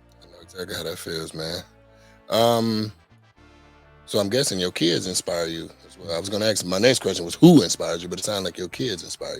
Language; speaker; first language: English; native; English